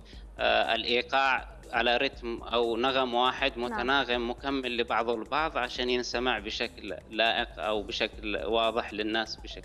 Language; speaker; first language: Arabic; native; Arabic